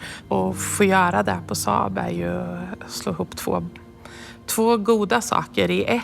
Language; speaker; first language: Swedish; native; Swedish